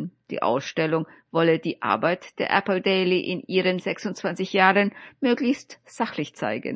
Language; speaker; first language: German; native; German